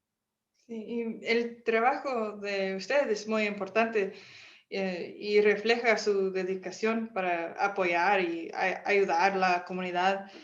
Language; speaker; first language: Spanish; non-native, fluent; English